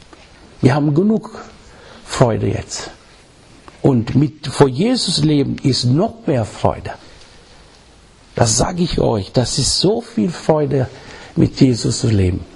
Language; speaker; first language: German; non-native, learner; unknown